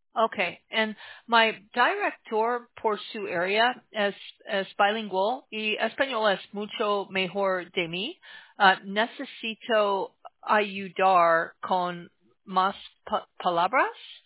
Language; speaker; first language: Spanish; non-native, learner; English